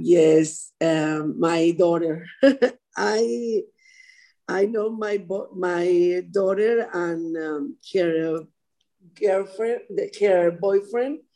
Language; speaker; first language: English; non-native, learner; Spanish